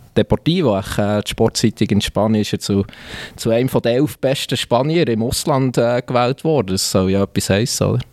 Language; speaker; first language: German; native; German